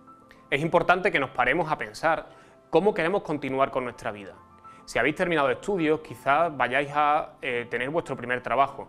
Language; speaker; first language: Spanish; native; Spanish